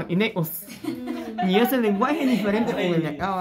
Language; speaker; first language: Spanish; native; Spanish